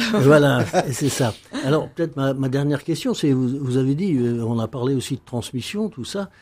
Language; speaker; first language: French; native; French